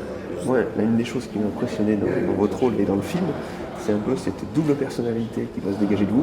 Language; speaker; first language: French; native; French